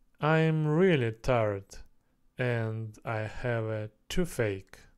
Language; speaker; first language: English; non-native, learner; Russian